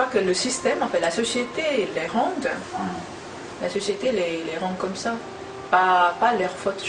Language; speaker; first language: French; non-native, fluent; Korean